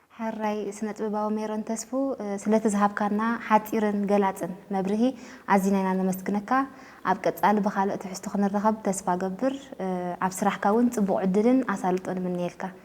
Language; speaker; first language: Tigrinya; native; Tigrinya